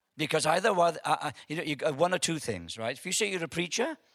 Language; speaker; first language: English; native; English